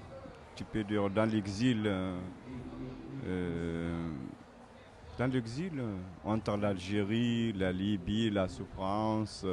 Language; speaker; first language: French; non-native, local second language; Tamasheq